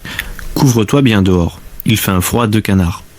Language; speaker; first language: French; native; French